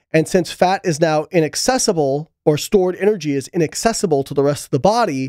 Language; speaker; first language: English; native; English